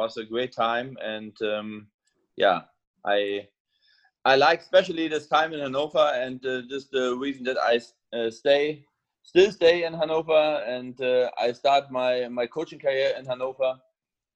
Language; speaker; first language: English; non-native, learner; German